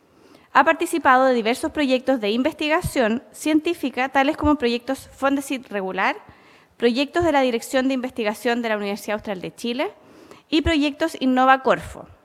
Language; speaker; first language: Spanish; native; Spanish